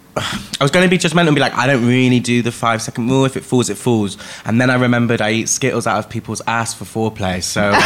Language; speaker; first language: English; early bilingual, other home language; Filipino